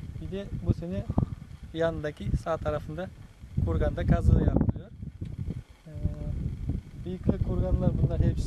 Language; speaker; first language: Turkish; non-native, fluent; Kazakh